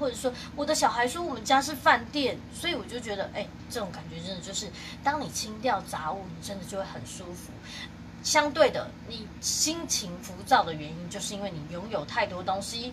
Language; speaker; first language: Chinese; native; Chinese